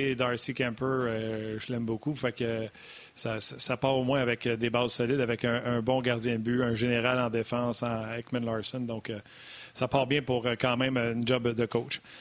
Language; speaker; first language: French; native; French